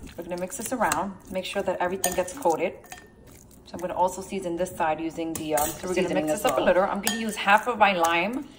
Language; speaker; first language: English; early bilingual, other home language; Spanish